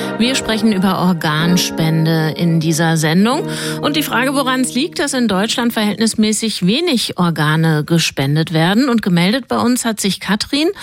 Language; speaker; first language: German; native; German